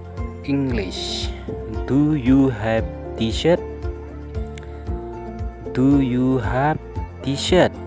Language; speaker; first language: English; non-native, learner; Khasi